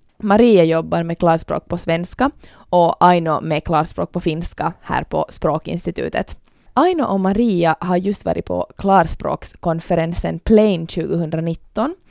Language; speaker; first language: Swedish; native; Swedish